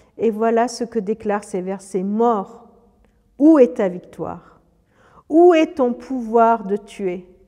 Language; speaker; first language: French; early bilingual, other home language; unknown